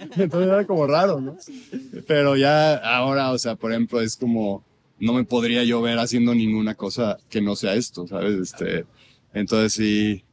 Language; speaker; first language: Spanish; native; Spanish